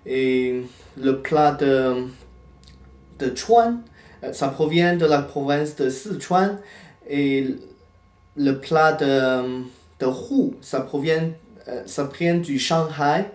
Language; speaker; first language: French; non-native, fluent; Chinese